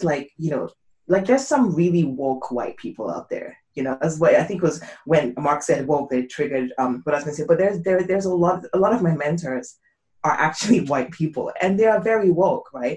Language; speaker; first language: English; non-native, local second language; Yoruba